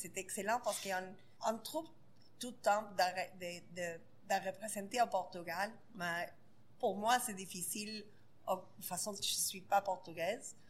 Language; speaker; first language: French; non-native, fluent; Spanish